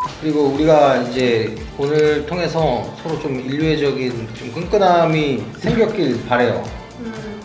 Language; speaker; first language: Korean; native; Korean